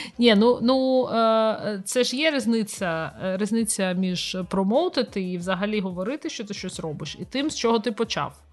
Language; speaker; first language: Ukrainian; non-native, local second language; Russian